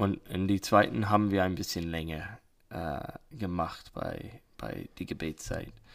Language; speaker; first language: German; non-native, learner; English